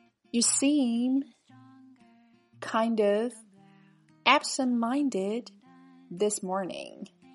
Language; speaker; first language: English; non-native, fluent; Chinese